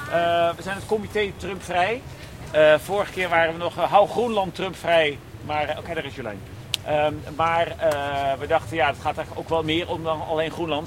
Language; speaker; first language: Dutch; native; Dutch